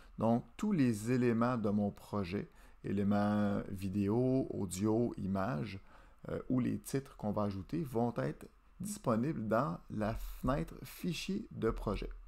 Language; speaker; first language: French; native; French